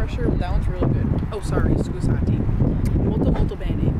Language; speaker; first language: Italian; non-native, learner; English